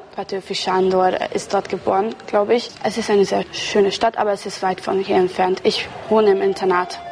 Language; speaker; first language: German; early bilingual, other home language; Hungarian